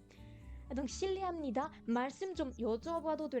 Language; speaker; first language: Korean; non-native, fluent; French